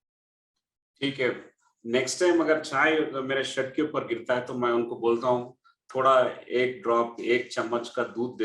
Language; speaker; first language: Hindi; non-native, local second language; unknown